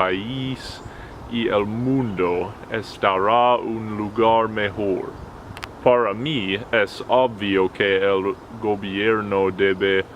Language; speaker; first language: Spanish; non-native, learner; English